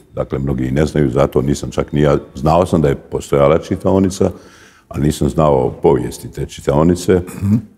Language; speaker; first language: Croatian; native; Croatian